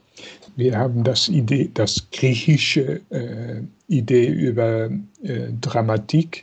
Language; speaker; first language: German; non-native, fluent; Dutch